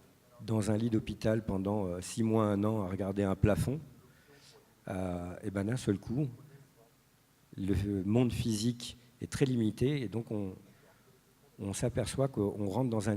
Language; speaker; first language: French; native; French